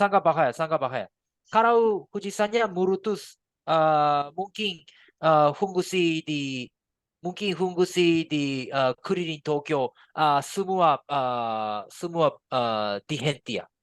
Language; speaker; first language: Indonesian; non-native, learner; Japanese